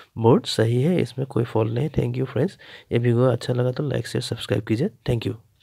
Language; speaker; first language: Hindi; native; Hindi